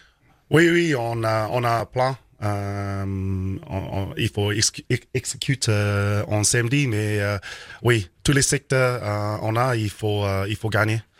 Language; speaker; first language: French; non-native, learner; English